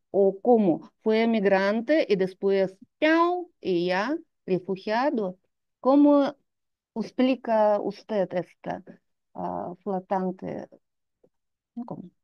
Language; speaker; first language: Spanish; non-native, fluent; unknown